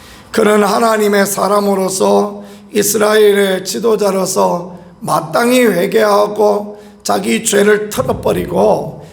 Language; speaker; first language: Korean; native; Korean